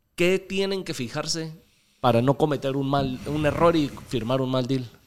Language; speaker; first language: Spanish; native; Spanish